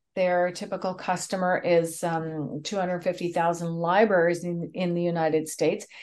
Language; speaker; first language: English; native; English